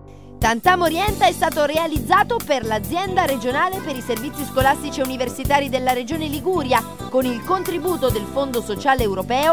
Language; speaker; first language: Italian; native; Italian